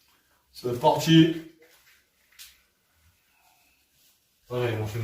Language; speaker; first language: French; native; French